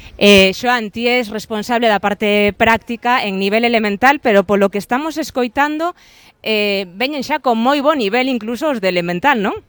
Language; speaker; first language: Galician; non-native, local second language; Spanish